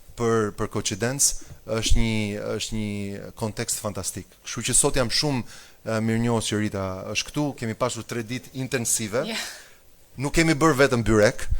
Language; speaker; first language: Albanian; native; Albanian